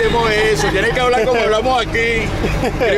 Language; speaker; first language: Spanish; native; Spanish